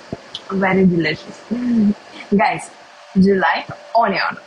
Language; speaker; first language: English; non-native, learner; Russian